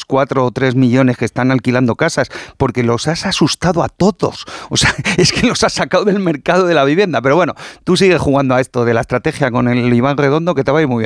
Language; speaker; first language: Spanish; native; Spanish